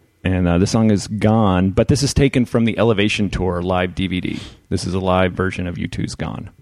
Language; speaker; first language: English; native; English